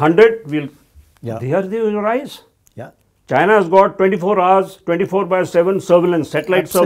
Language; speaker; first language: English; non-native, local second language; Hindi